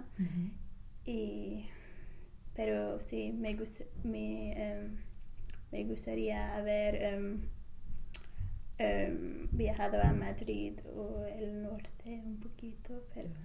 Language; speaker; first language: Spanish; non-native, fluent; English